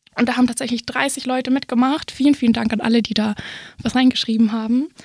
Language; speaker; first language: German; native; German